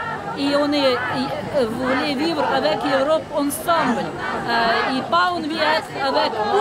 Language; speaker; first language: French; non-native, learner; Ukrainian